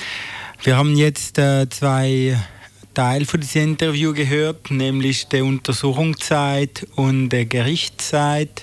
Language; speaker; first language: German; non-native, fluent; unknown